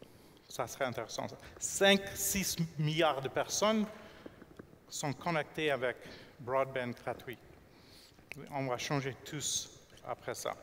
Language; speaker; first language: French; non-native, fluent; English